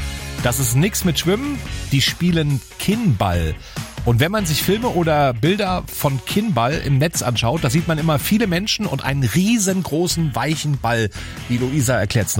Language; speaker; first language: German; native; German